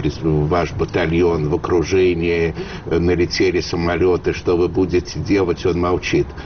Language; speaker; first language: Russian; native; Russian